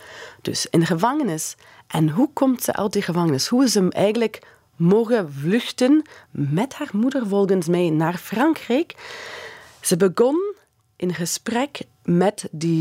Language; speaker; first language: Dutch; non-native, fluent; English